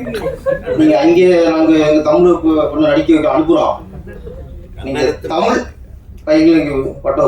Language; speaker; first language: Tamil; native; Tamil